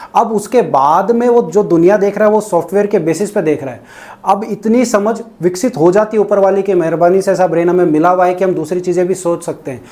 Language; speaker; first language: Hindi; native; Hindi